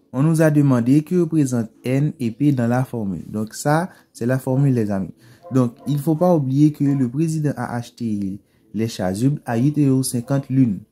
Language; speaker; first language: French; non-native, local second language; Haitian Creole